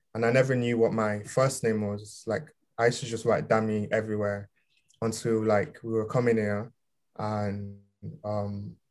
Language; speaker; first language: English; early bilingual, other home language; Yoruba